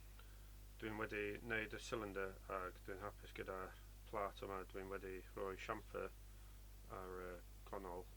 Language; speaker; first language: Welsh; non-native, learner; English